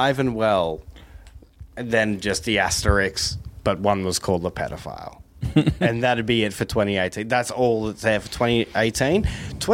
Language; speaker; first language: English; native; English